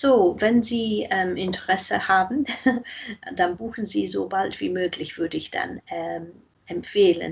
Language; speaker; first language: German; non-native, fluent; English